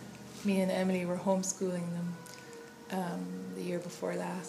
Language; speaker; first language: English; native; English